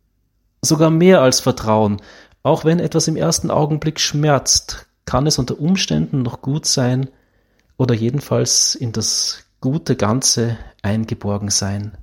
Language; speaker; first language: German; native; German